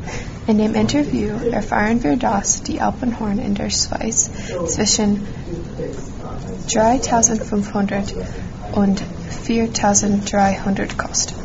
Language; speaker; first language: German; non-native, learner; English